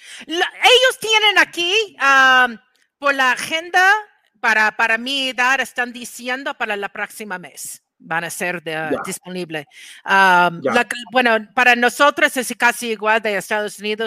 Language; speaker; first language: Spanish; non-native, fluent; English